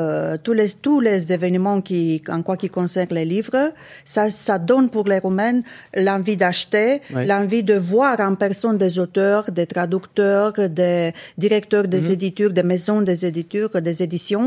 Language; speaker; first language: French; non-native, fluent; Romanian